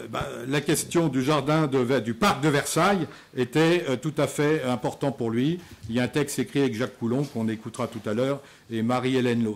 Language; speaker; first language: French; native; French